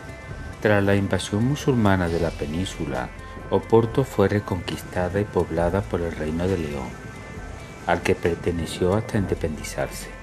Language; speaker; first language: Spanish; native; Spanish